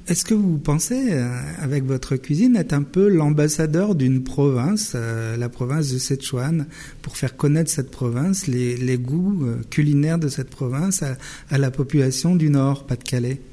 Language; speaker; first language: French; native; French